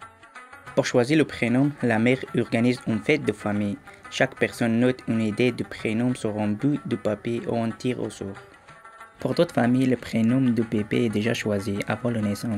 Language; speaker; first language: French; non-native, learner; Persian